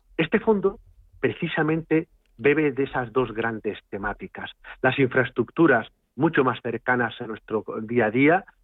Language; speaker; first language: Spanish; native; Spanish